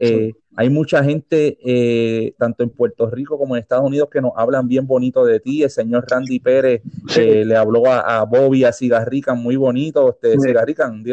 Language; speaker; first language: Spanish; native; Spanish